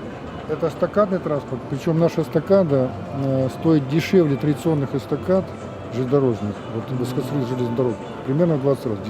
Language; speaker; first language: Russian; native; Russian